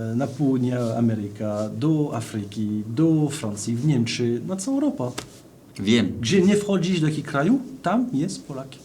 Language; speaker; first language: Polish; non-native, fluent; French